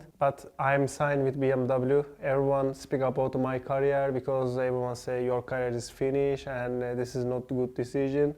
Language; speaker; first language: English; non-native, learner; Turkish